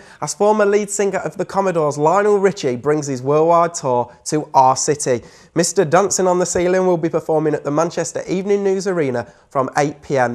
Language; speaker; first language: English; native; English